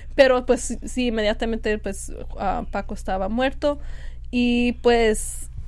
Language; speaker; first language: Spanish; early bilingual, heritage; Spanish